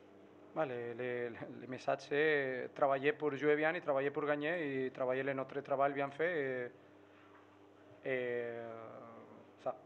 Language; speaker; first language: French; non-native, fluent; Spanish